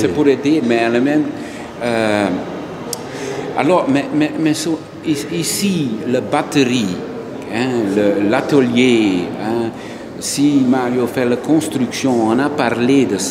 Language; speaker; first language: French; non-native, local second language; Dutch